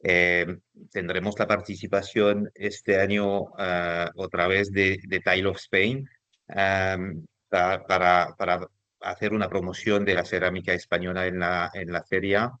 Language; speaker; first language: Spanish; non-native, fluent; French